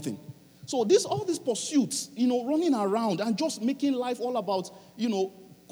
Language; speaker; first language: English; non-native, local second language; Yoruba